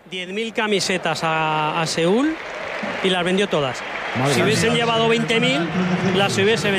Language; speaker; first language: Spanish; native; Spanish